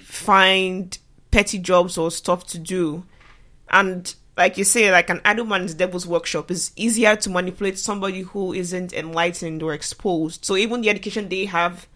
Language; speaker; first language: English; non-native, local second language; Igbo